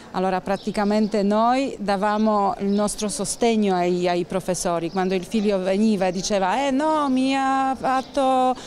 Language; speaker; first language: Italian; non-native, fluent; Polish